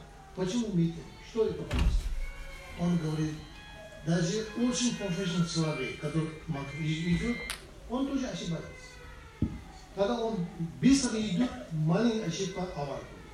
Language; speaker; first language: Russian; non-native, learner; Tibetan